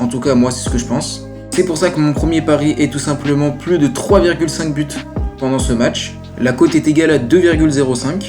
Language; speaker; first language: French; native; French